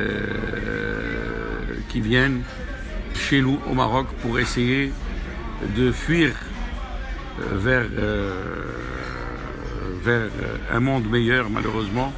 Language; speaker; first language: French; non-native, local second language; Arabic